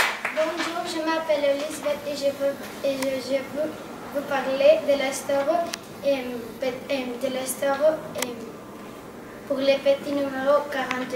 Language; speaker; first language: French; non-native, learner; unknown